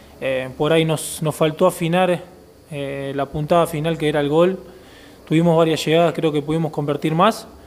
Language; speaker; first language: Spanish; native; Spanish